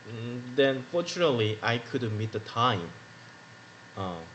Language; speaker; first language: English; non-native, learner; Korean